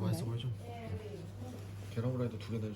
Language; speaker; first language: Korean; native; Korean